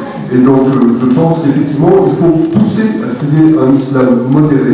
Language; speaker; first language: French; native; French